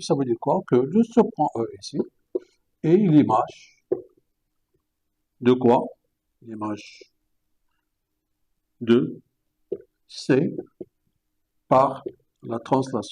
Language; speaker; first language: French; non-native, local second language; Arabic